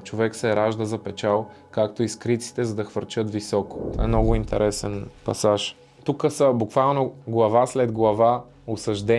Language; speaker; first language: Bulgarian; native; Bulgarian